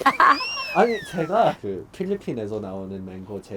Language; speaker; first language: Korean; early bilingual, heritage; English